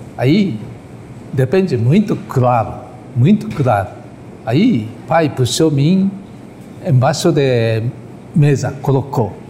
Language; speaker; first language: Portuguese; non-native, learner; Japanese